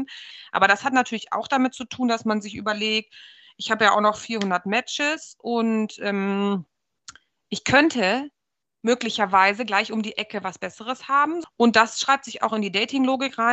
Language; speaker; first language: German; native; German